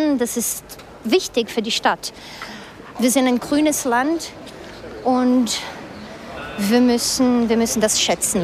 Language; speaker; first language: German; non-native, fluent; Portuguese